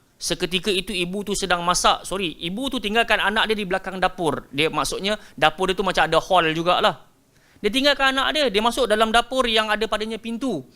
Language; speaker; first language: Malay; native; Malay